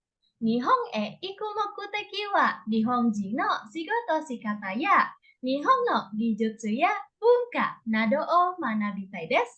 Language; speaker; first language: Japanese; non-native, learner; Indonesian